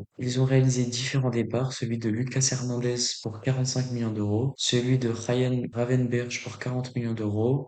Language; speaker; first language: French; native; French